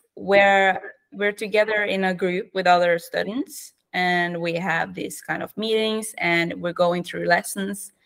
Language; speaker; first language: English; non-native, fluent; Norwegian